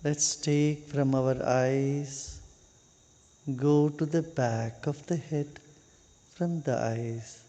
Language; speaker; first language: English; non-native, local second language; Kannada